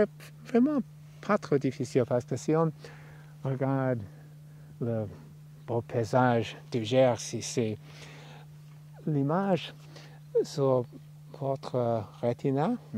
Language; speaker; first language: French; non-native, fluent; English